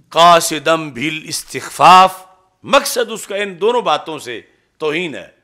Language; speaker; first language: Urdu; non-native, local second language; Punjabi